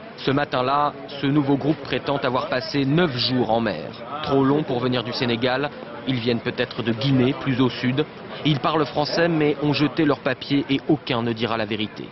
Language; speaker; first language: French; native; French